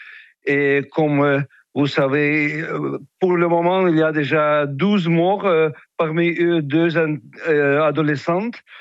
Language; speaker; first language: French; non-native, fluent; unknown